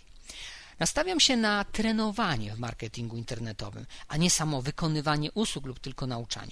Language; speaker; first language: Polish; native; Polish